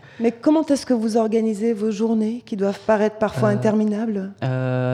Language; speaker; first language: French; native; French